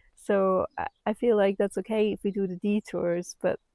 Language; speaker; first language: English; non-native, fluent; German